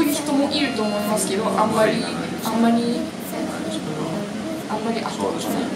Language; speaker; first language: Japanese; non-native, fluent; English